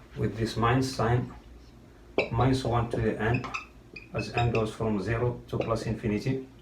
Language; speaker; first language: English; non-native, fluent; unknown